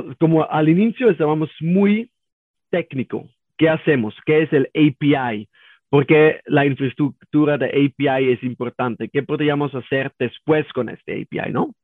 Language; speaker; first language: Spanish; non-native, learner; German